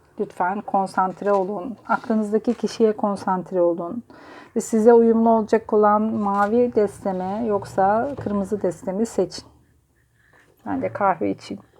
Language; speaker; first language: Turkish; native; Turkish